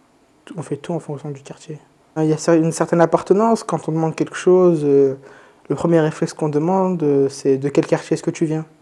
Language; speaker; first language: French; native; French